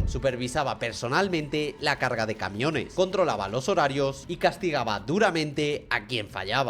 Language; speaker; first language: Spanish; native; Spanish